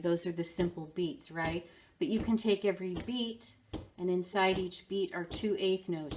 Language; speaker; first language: English; native; English